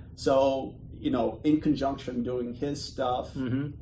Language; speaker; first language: English; early bilingual, other home language; Bosnian